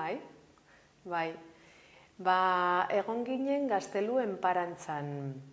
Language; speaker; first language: Basque; non-native, local second language; Spanish